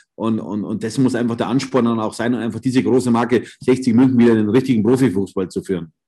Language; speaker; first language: German; native; German